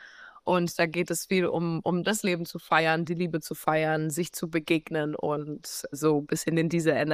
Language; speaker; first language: German; non-native, fluent; Portuguese